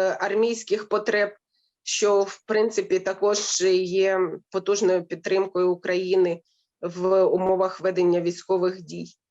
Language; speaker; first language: Ukrainian; native; Ukrainian